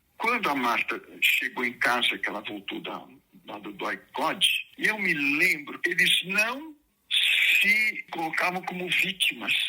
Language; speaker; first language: Portuguese; native; Portuguese